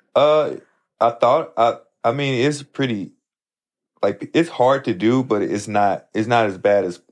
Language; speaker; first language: English; native; English